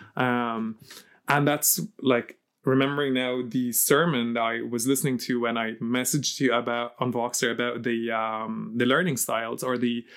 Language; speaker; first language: English; early bilingual, heritage; Arabic